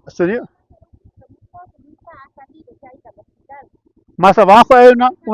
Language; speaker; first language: Spanish; non-native, learner; Urdu